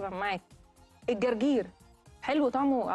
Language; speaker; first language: Arabic; native; Arabic